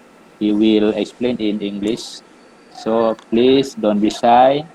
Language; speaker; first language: English; non-native, learner; Indonesian